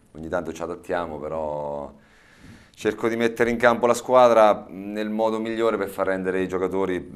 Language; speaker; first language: Italian; native; Italian